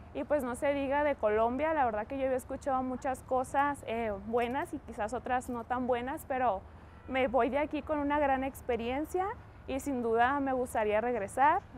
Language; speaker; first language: Spanish; native; Spanish